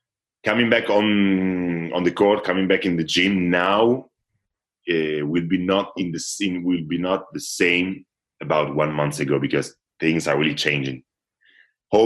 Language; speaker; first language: English; non-native, fluent; Italian